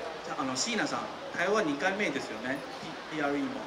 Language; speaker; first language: Japanese; non-native, fluent; Chinese